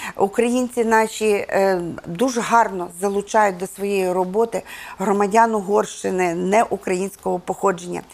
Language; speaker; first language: Ukrainian; native; Ukrainian